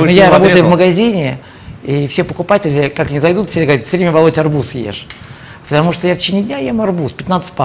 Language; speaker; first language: Russian; native; Russian